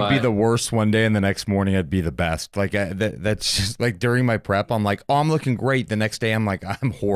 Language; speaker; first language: English; native; English